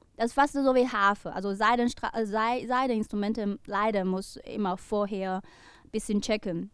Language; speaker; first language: German; non-native, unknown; Chinese